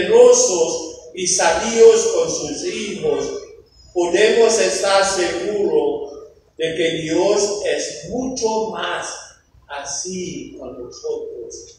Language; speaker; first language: Spanish; non-native, fluent; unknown